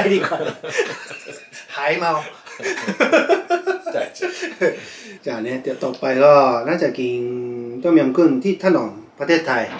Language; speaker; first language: Thai; non-native, fluent; Japanese